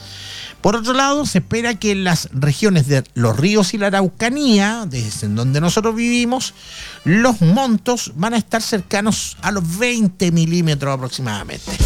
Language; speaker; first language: Spanish; native; Spanish